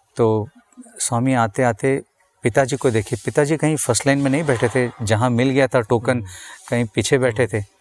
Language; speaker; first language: Hindi; non-native, local second language; Tamil